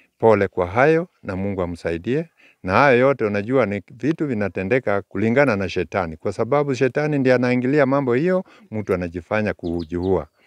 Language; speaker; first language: Swahili; native; Swahili